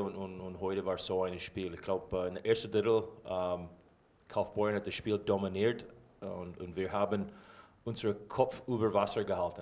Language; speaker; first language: German; non-native, fluent; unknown